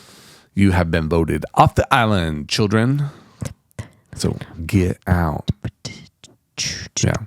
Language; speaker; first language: English; native; English